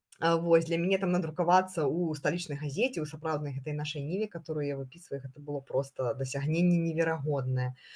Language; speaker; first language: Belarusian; non-native, local second language; Russian